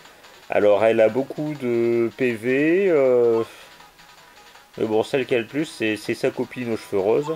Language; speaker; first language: French; native; French